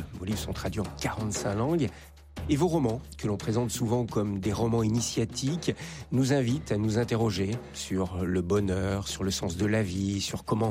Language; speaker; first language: French; native; French